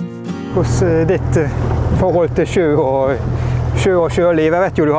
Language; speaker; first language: Norwegian; native; Norwegian